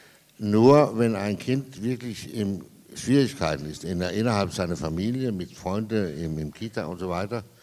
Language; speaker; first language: German; non-native, fluent; Danish